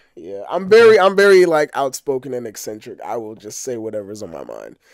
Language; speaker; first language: English; native; English